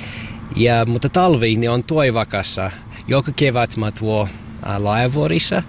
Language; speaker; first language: Finnish; non-native, learner; English